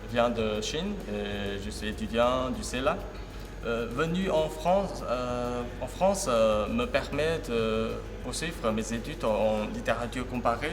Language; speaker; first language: French; non-native, fluent; Chinese